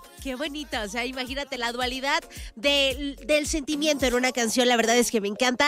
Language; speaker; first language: Spanish; native; Spanish